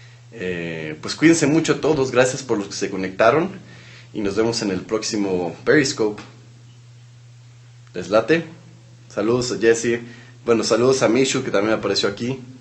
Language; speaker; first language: Spanish; native; Spanish